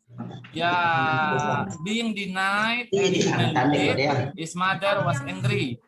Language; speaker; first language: English; non-native, learner; Indonesian